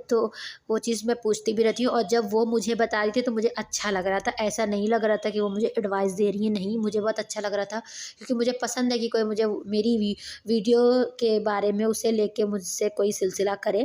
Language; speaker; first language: Hindi; native; Hindi